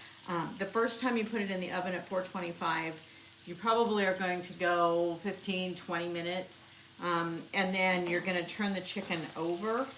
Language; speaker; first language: English; native; English